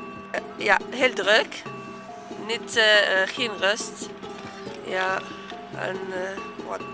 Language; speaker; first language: Dutch; non-native, learner; Arabic